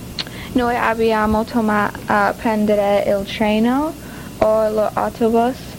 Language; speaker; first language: Italian; non-native, learner; English